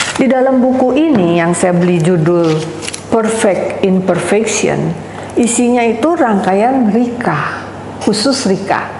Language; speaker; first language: Indonesian; native; Indonesian